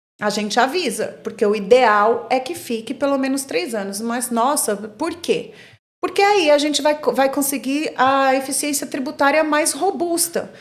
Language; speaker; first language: Portuguese; native; Portuguese